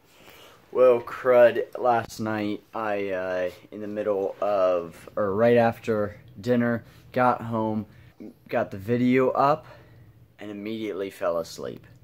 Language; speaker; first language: English; native; English